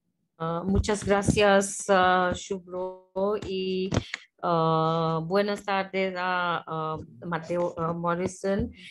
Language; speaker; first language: Spanish; non-native, fluent; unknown